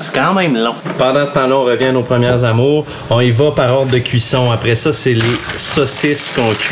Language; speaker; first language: French; native; French